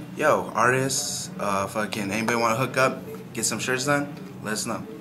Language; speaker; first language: English; native; English